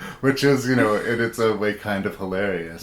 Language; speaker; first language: English; native; English